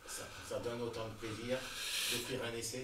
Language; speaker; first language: French; native; French